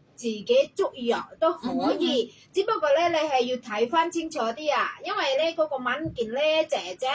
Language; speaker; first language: Cantonese; non-native, fluent; Indonesian